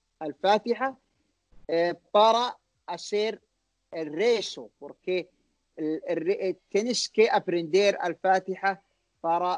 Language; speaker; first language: Spanish; non-native, learner; Arabic